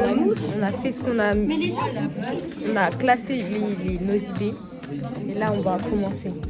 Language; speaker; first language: French; native; French